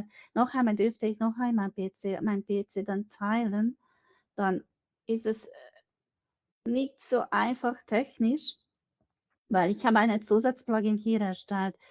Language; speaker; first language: German; non-native, fluent; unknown